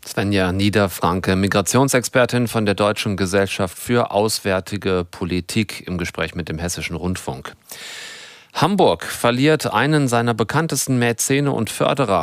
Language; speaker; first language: German; native; German